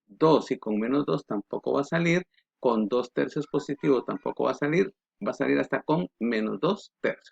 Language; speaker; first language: Spanish; native; Spanish